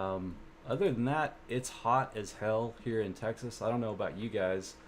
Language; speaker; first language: English; native; English